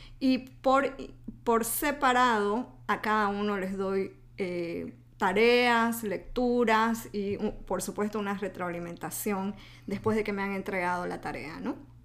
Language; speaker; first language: Spanish; native; Spanish